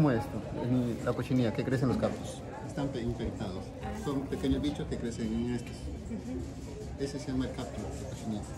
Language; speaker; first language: Spanish; native; Spanish